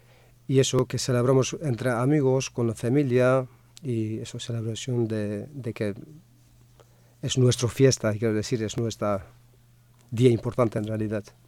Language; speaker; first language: Spanish; non-native, fluent; Kurdish